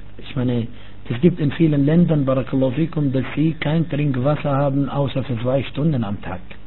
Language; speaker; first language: German; non-native, fluent; Arabic